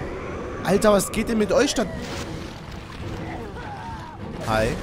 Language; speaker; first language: German; native; German